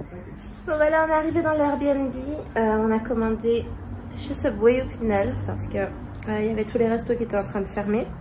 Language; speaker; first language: French; native; French